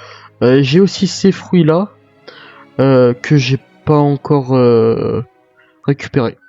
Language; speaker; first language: French; native; French